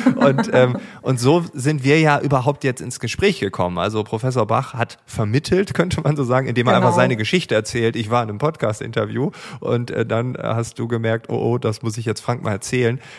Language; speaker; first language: German; native; German